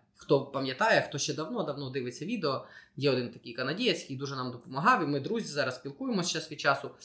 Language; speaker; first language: Ukrainian; non-native, local second language; Russian